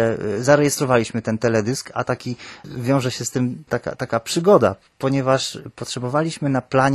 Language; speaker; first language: Polish; native; Polish